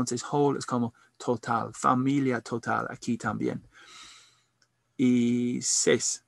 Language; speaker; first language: Spanish; non-native, learner; English